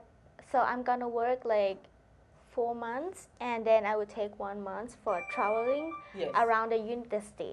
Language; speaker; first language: English; non-native, learner; Thai